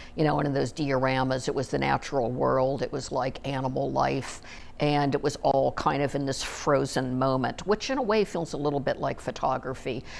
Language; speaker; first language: English; native; English